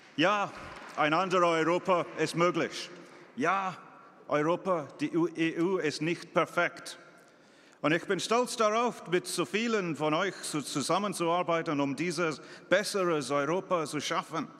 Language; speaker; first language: German; non-native, fluent; English